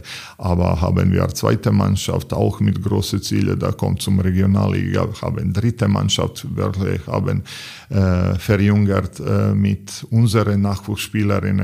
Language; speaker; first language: German; non-native, learner; Serbian